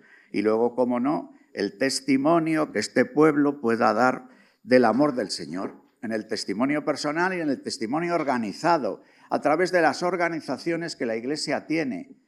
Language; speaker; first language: Spanish; native; Spanish